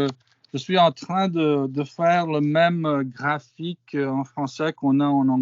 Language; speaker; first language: French; non-native, fluent; English